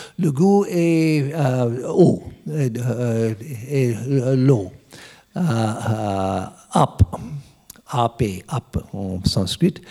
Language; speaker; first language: French; non-native, learner; English